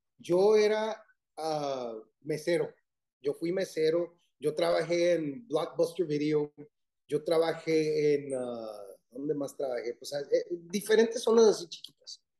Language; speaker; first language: Spanish; early bilingual, heritage; Spanish